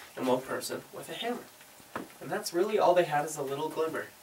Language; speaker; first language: English; native; English